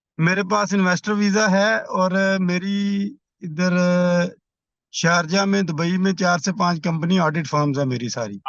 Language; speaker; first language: Urdu; non-native, local second language; Punjabi